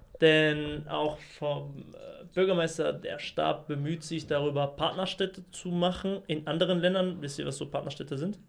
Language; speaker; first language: German; early bilingual, other home language; Greek